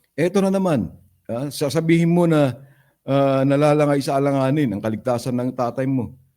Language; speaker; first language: Filipino; native; Filipino